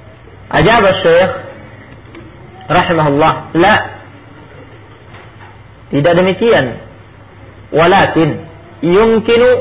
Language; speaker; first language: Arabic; non-native, fluent; Indonesian